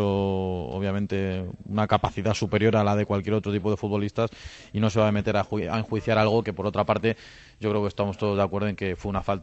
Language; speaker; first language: Spanish; native; Spanish